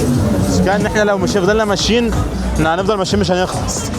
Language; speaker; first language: Arabic; native; Arabic